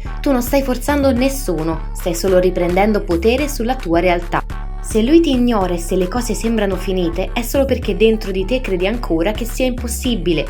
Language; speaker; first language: Italian; native; Italian